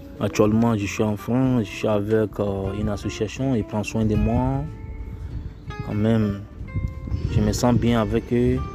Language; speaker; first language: French; non-native, learner; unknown